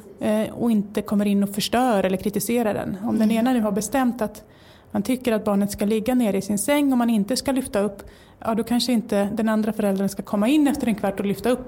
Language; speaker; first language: Swedish; native; Swedish